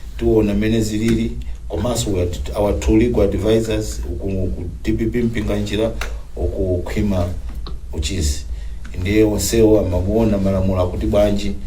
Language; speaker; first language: Nyanja; non-native, local second language; Tumbuka